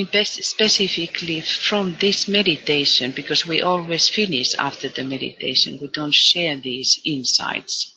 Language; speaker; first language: English; non-native, fluent; Finnish